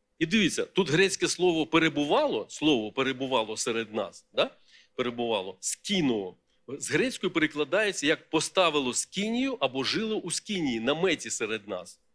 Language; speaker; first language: Ukrainian; non-native, local second language; Russian